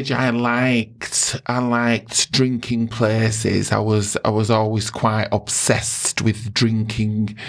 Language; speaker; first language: English; native; English